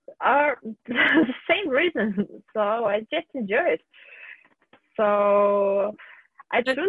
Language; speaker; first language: English; non-native, fluent; Russian